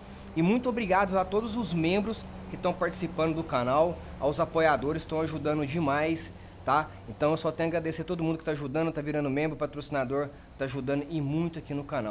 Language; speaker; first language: Portuguese; native; Portuguese